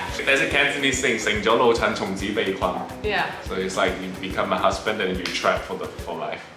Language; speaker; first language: English; non-native, local second language; Cantonese